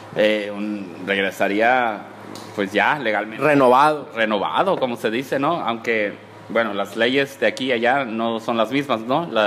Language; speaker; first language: Spanish; early bilingual, heritage; Spanish